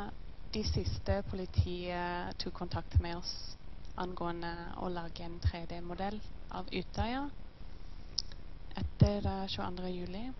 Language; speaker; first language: Norwegian; non-native, learner; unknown